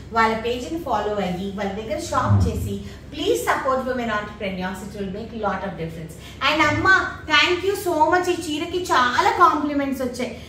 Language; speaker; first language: Telugu; native; Telugu